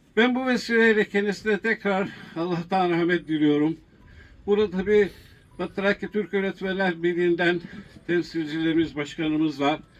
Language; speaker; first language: Turkish; native; Turkish